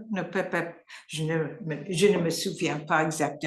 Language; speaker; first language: French; non-native, learner; English